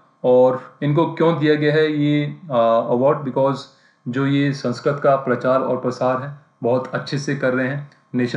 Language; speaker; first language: Hindi; native; Hindi